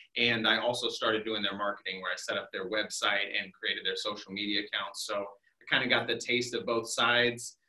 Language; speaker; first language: English; native; English